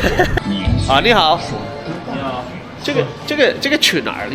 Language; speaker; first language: Chinese; non-native, learner; English